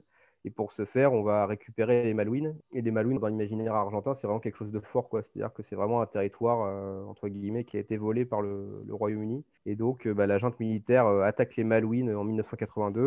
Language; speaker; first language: French; native; French